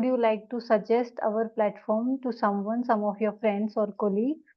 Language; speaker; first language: English; non-native, learner; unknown